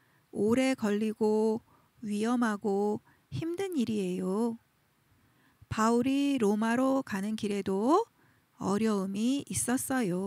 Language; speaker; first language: Korean; native; Korean